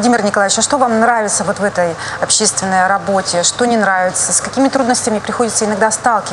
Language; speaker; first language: Russian; native; Russian